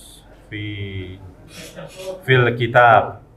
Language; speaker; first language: Arabic; non-native, learner; Indonesian